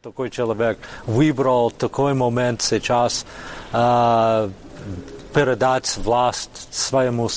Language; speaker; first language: Russian; non-native, fluent; English